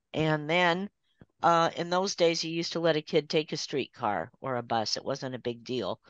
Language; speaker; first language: English; native; English